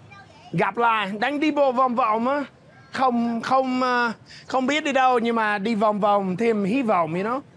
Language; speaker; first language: Vietnamese; non-native, fluent; English